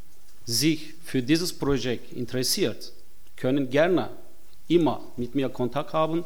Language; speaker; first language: German; non-native, fluent; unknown